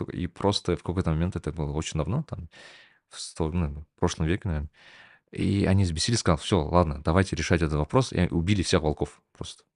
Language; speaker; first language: Russian; non-native, local second language; Kazakh